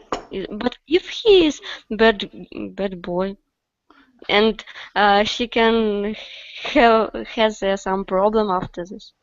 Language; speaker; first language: English; non-native, learner; Russian